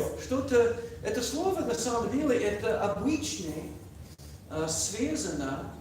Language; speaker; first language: Russian; non-native, learner; English